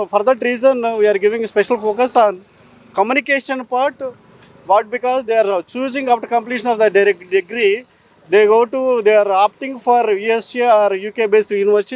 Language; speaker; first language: English; non-native, local second language; Telugu